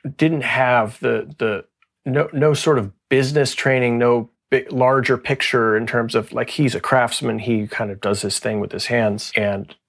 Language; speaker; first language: English; native; English